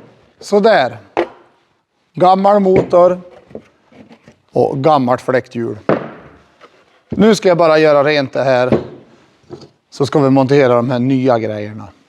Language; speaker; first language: Swedish; native; Swedish